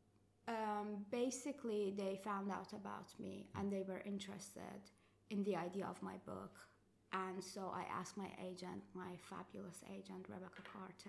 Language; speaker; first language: English; non-native, fluent; Persian